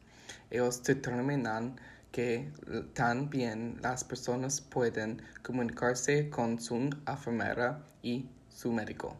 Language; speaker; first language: Spanish; non-native, learner; English